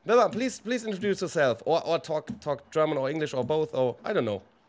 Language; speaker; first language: English; non-native, fluent; German